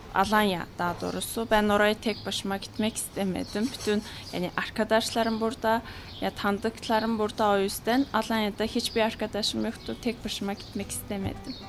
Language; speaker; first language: Turkish; non-native, fluent; Mongolian